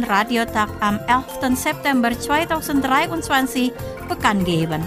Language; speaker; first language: German; non-native, fluent; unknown